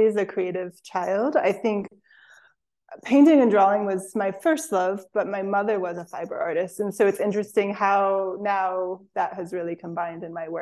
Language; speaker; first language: English; native; English